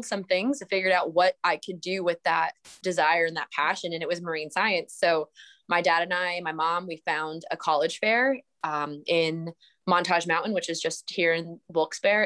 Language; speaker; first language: English; native; English